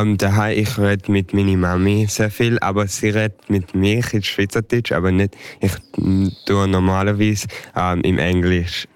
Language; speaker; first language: German; early bilingual, heritage; English